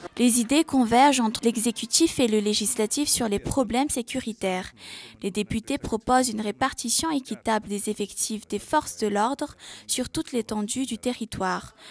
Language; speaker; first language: French; non-native, local second language; Malagasy